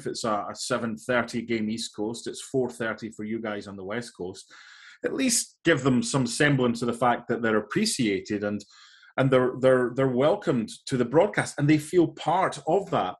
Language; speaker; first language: English; native; English